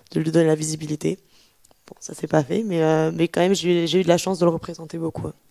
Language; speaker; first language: French; native; French